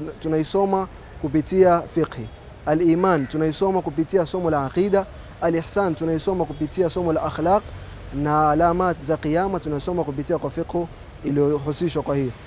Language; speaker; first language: Swahili; native; Swahili